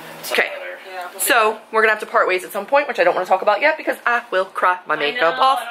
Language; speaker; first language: English; native; English